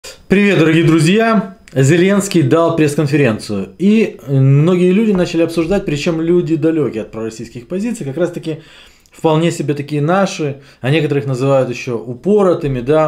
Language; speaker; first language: Russian; native; Russian